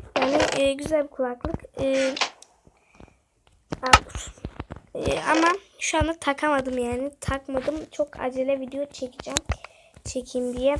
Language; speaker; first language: Turkish; native; Turkish